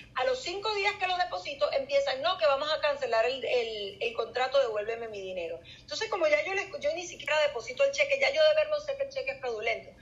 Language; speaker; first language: Spanish; native; Spanish